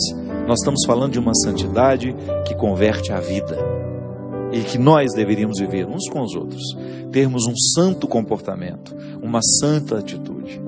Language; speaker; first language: Portuguese; native; Portuguese